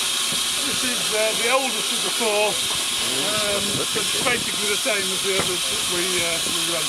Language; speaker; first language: English; native; English